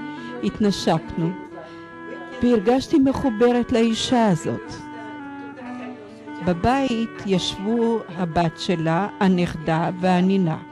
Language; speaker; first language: Hebrew; early bilingual, other home language; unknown